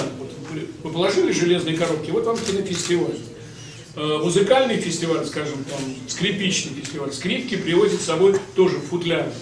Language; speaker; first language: Russian; native; Russian